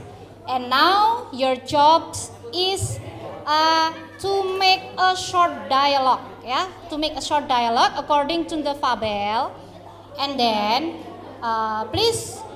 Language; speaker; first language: English; non-native, fluent; Indonesian